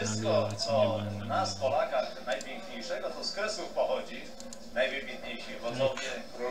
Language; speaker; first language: Polish; native; Polish